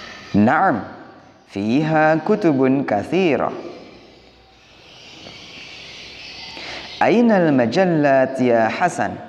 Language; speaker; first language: Arabic; non-native, fluent; Indonesian